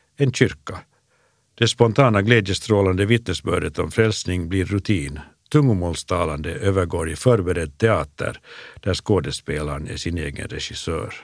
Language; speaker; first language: Swedish; native; Swedish